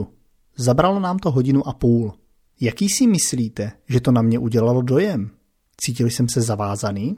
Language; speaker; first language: Czech; native; Czech